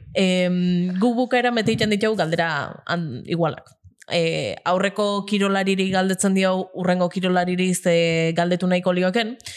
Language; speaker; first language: Basque; native; Basque